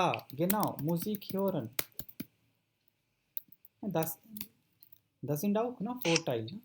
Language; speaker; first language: German; non-native, fluent; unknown